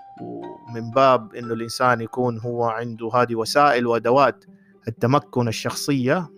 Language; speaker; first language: Arabic; native; Arabic